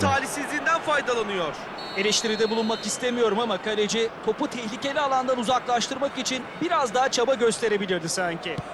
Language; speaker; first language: Turkish; native; Turkish